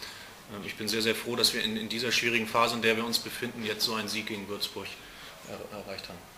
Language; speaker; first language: German; native; German